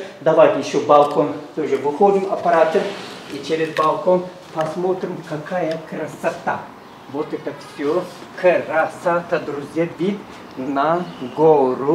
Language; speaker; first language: Russian; non-native, learner; Turkish